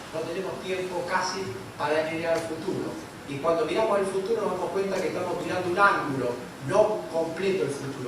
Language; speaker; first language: Spanish; native; Spanish